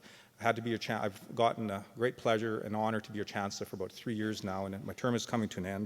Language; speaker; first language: English; native; English